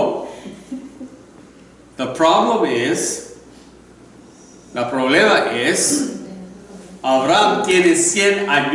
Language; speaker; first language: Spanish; non-native, learner; English